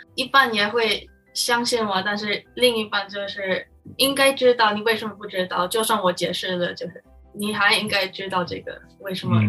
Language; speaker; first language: Chinese; non-native, fluent; Min Nan Chinese